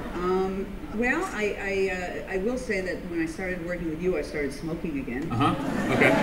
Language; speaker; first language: English; native; English